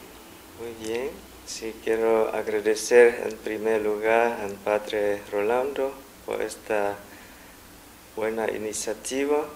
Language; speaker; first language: Spanish; non-native, fluent; Vietnamese